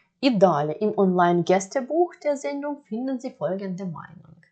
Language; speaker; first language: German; non-native, fluent; Ukrainian